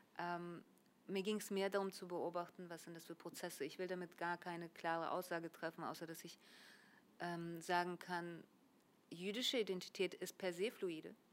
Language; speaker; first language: German; early bilingual, other home language; Russian